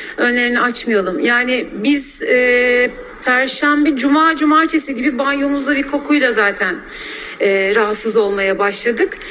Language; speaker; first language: Turkish; native; Turkish